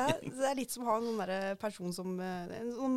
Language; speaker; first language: Norwegian; native; Norwegian